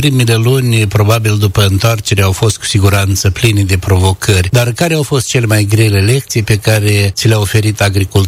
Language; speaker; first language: Romanian; native; Romanian